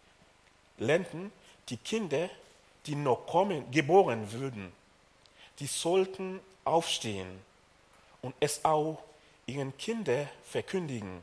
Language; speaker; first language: German; non-native, fluent; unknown